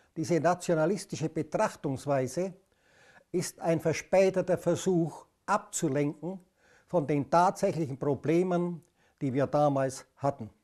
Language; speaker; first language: German; native; German